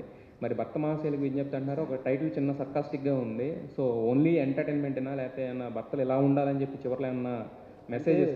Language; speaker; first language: Telugu; native; Telugu